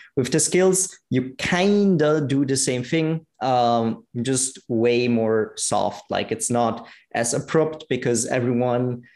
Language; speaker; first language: English; non-native, fluent; Italian